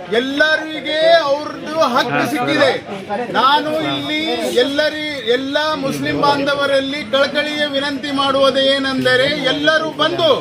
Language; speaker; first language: Kannada; non-native, local second language; Urdu